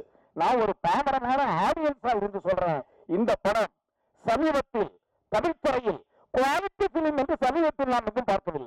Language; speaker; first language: Tamil; native; Tamil